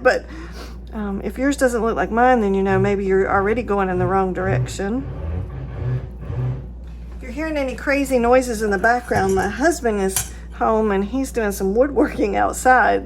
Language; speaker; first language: English; native; English